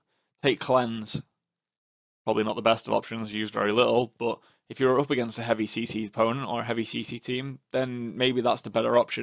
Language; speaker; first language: English; native; English